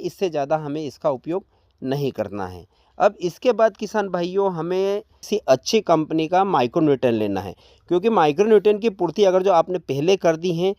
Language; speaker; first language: Hindi; native; Hindi